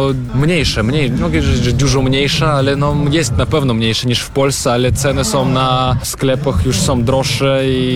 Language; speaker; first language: Polish; non-native, fluent; Russian